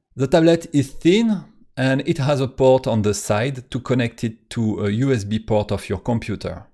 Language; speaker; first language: English; non-native, fluent; French